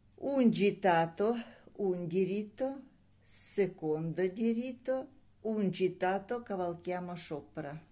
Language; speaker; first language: Italian; non-native, learner; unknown